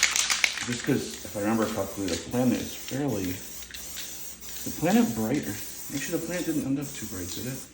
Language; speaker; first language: English; native; English